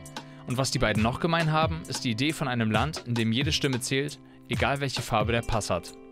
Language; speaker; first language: German; native; German